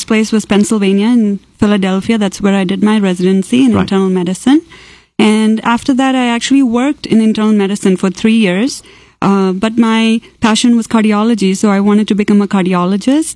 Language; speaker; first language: English; non-native, local second language; Malayalam